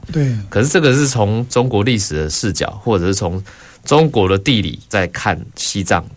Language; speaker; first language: Chinese; native; Chinese